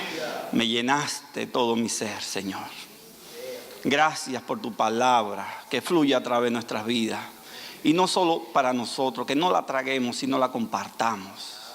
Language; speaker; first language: Spanish; native; Spanish